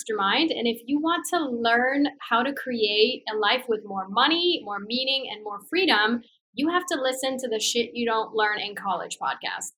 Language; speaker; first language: English; non-native, fluent; Persian